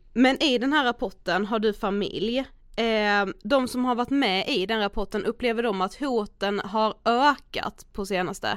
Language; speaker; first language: Swedish; native; Swedish